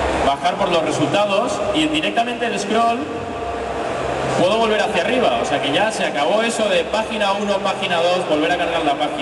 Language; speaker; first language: Spanish; native; Spanish